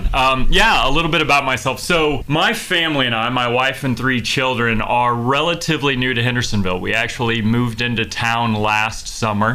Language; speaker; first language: English; native; English